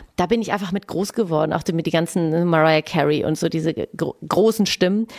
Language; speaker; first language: German; native; German